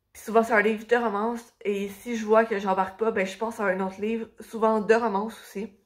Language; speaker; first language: French; native; French